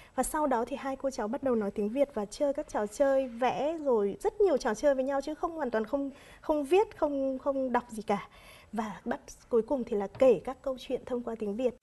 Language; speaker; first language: Vietnamese; native; Vietnamese